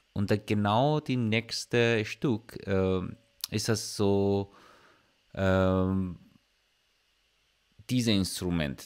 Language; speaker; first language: German; non-native, learner; Persian